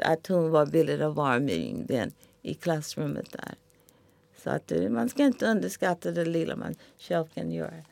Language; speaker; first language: Swedish; non-native, fluent; English